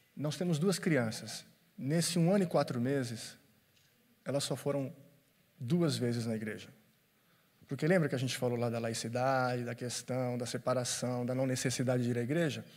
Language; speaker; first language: Portuguese; native; Portuguese